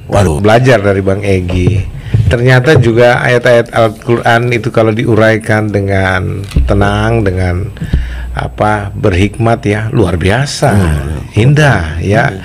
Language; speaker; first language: Indonesian; native; Indonesian